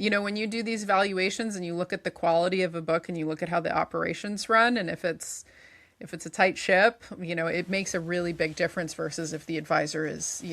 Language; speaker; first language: English; native; English